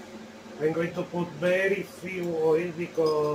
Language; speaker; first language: English; non-native, learner; Spanish